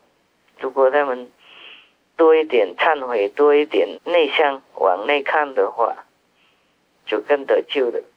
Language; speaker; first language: Chinese; non-native, fluent; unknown